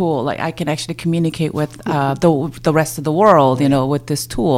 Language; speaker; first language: English; non-native, fluent; Korean